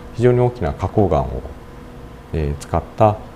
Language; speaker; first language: Japanese; native; Japanese